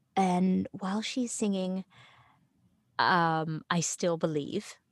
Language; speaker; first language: English; native; English